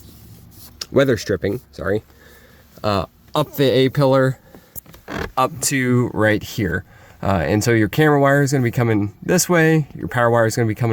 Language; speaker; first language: English; native; English